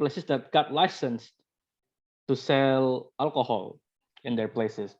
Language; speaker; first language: English; non-native, learner; Indonesian